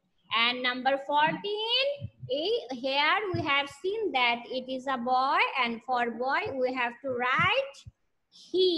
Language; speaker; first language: English; non-native, learner; Bangla